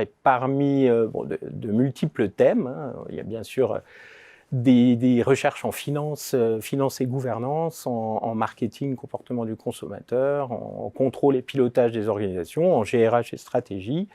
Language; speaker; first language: French; native; French